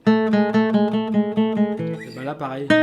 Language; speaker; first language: French; native; French